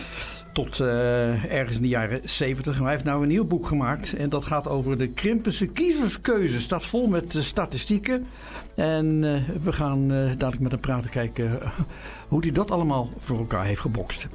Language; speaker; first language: Dutch; native; Dutch